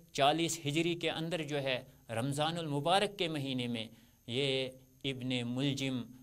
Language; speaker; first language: Urdu; non-native, local second language; Kashmiri